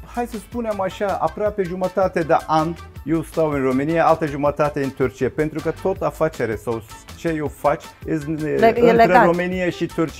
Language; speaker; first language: Romanian; non-native, learner; Turkish